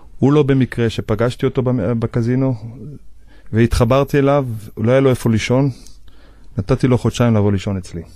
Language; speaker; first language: Hebrew; native; Hebrew